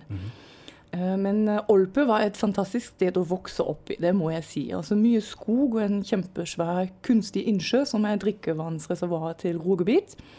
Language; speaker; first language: Norwegian; non-native, fluent; German